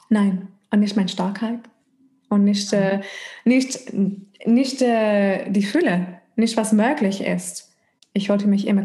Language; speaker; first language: German; non-native, fluent; English